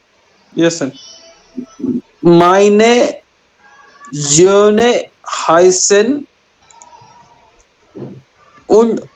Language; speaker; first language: German; non-native, learner; Hindi